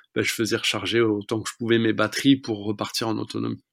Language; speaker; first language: French; native; French